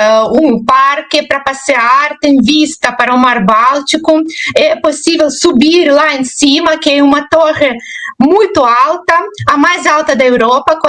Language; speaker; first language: Portuguese; non-native, fluent; Russian